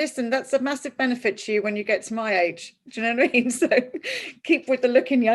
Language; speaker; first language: English; native; English